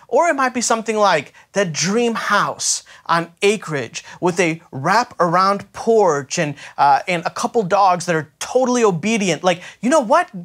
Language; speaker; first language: English; native; English